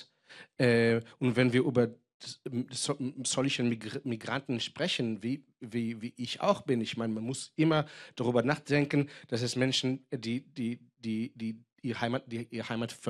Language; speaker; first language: German; non-native, fluent; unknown